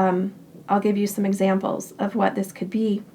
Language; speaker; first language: English; native; English